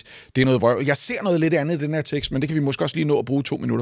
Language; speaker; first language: Danish; native; Danish